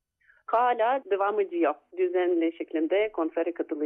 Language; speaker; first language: Turkish; non-native, fluent; Russian